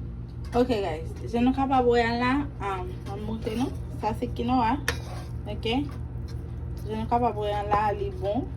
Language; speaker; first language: French; non-native, learner; Haitian Creole